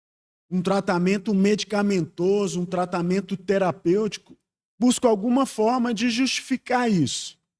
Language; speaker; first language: Portuguese; native; Portuguese